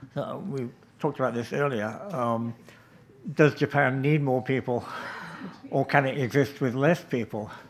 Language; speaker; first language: English; native; English